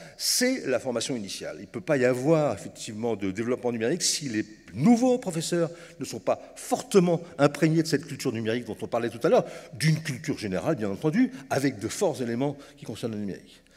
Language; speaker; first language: French; native; French